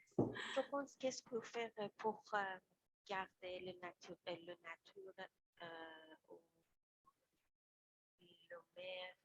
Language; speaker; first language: French; non-native, learner; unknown